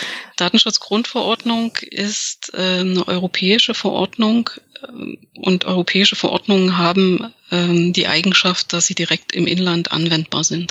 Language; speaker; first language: German; native; German